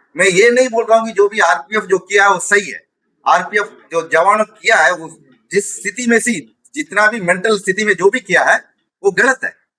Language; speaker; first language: Hindi; non-native, local second language; Tamil